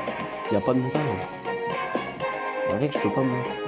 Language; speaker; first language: French; native; French